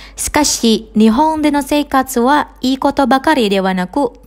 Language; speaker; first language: Japanese; non-native, fluent; Indonesian